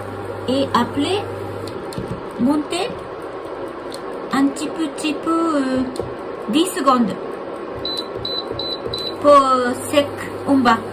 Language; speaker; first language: French; non-native, learner; Japanese